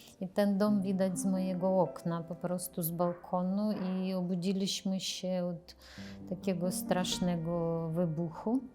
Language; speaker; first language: Polish; non-native, fluent; Ukrainian